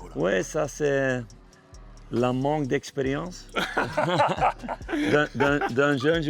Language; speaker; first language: French; non-native, local second language; Dutch